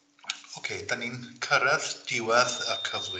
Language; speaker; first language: Welsh; native; Welsh